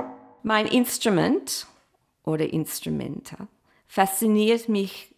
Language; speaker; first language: German; non-native, fluent; English